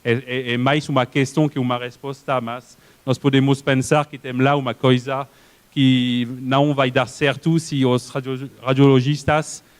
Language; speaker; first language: Portuguese; non-native, fluent; French